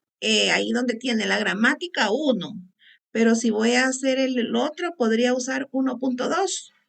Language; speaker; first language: Spanish; native; Spanish